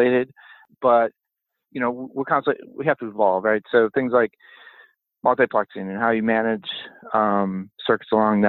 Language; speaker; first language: English; native; English